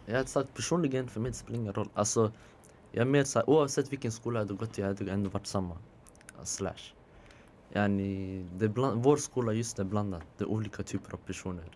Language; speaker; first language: Swedish; native; Swedish